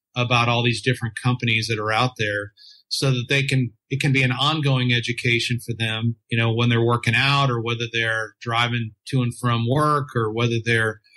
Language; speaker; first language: English; native; English